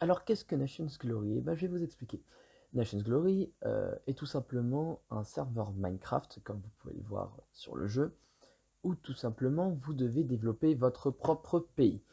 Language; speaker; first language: French; native; French